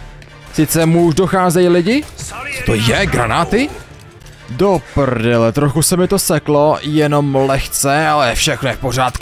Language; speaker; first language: Czech; native; Czech